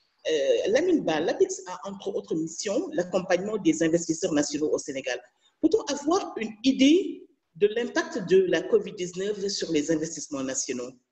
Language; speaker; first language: French; non-native, local second language; Wolof